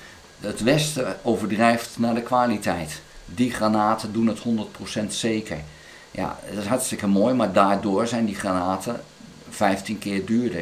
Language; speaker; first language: Dutch; native; Dutch